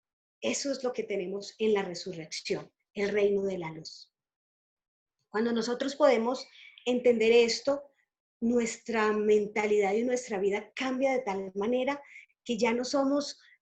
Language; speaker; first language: Spanish; native; Spanish